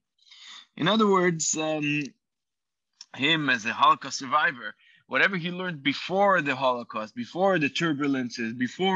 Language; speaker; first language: English; non-native, fluent; Hebrew